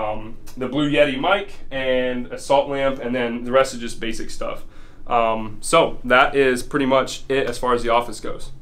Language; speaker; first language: English; native; English